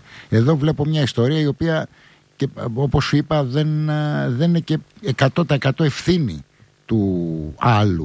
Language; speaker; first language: Greek; native; Greek